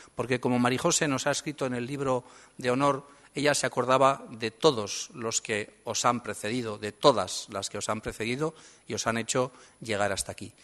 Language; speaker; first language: Spanish; native; Spanish